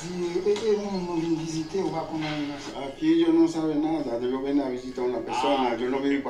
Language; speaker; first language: Spanish; non-native, learner; Haitian Creole